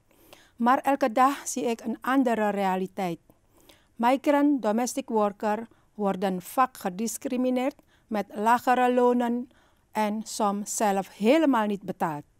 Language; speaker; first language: Dutch; non-native, learner; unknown